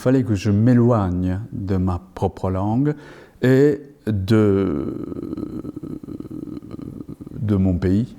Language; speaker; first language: French; non-native, fluent; Japanese